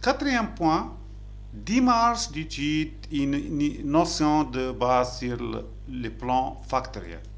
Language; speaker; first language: French; non-native, local second language; Arabic